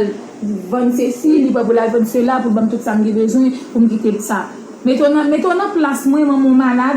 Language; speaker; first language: French; non-native, local second language; Haitian Creole